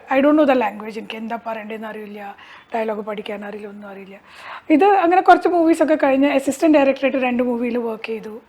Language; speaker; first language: Malayalam; early bilingual, heritage; Malayalam